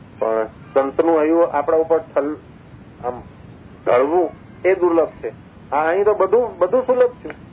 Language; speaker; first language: Gujarati; non-native, local second language; Sindhi